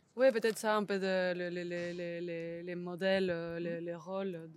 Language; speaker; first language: French; non-native, fluent; Spanish